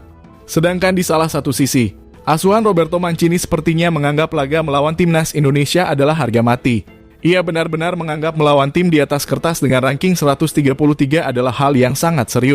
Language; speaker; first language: Indonesian; native; Indonesian